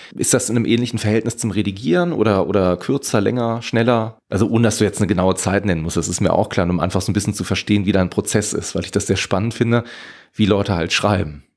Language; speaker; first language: German; native; German